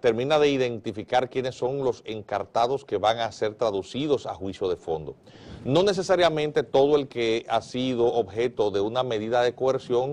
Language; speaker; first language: Spanish; native; Spanish